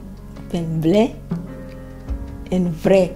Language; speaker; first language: Dutch; non-native, learner; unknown